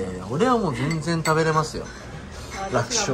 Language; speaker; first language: Japanese; native; Japanese